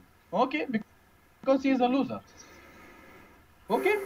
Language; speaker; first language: English; non-native, learner; Uzbek